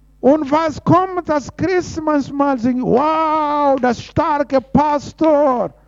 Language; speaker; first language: German; non-native, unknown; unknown